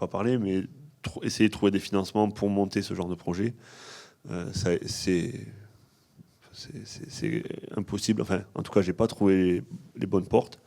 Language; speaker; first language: French; native; French